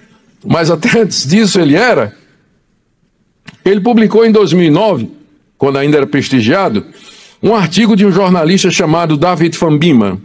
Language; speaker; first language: Portuguese; native; Portuguese